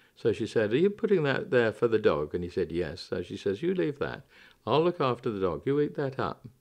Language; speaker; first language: English; native; English